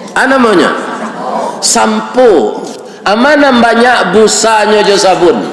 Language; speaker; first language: Malay; non-native, local second language; Minangkabau